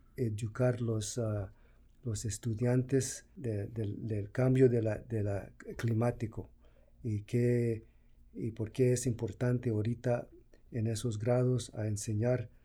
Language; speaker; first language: Spanish; early bilingual, heritage; Spanish